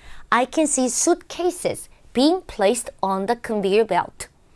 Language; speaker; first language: English; non-native, fluent; Korean